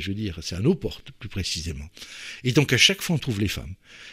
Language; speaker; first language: French; native; French